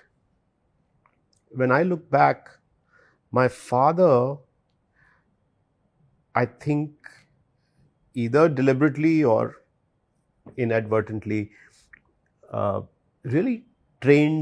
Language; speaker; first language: English; non-native, local second language; Hindi